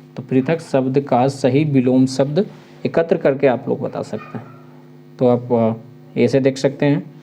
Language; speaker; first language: Hindi; native; Hindi